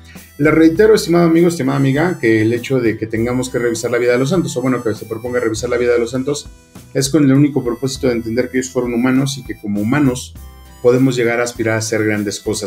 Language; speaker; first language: Spanish; native; Spanish